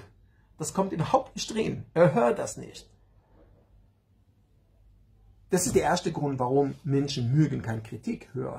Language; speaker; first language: German; non-native, learner; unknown